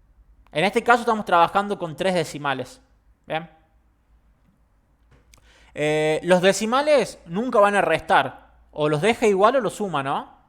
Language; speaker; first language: Spanish; native; Spanish